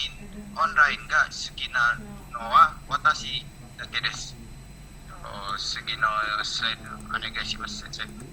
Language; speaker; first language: Japanese; non-native, learner; Indonesian